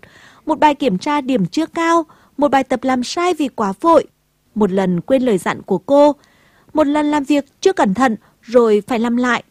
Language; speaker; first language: Vietnamese; native; Vietnamese